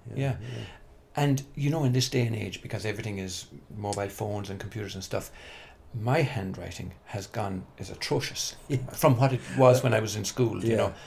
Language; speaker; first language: English; native; English